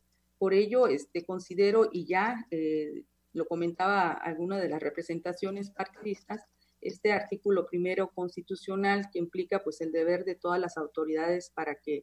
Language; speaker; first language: Spanish; native; Spanish